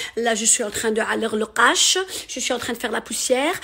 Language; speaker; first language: French; native; French